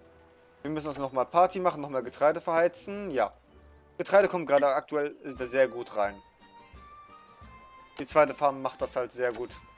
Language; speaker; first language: German; native; German